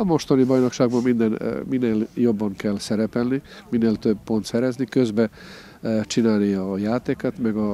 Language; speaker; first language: Hungarian; non-native, local second language; Serbian